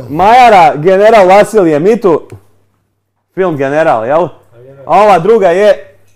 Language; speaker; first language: Croatian; native; Croatian